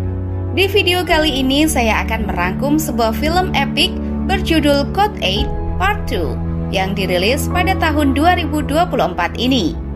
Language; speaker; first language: Indonesian; native; Indonesian